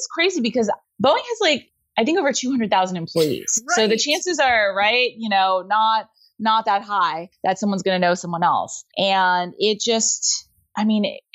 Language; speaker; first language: English; native; English